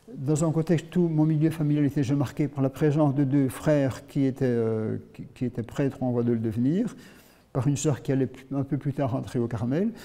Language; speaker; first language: French; native; French